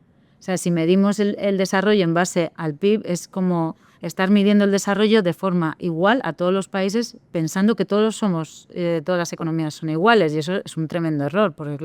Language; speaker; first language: Spanish; native; Spanish